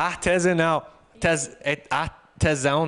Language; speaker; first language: Portuguese; non-native, fluent; English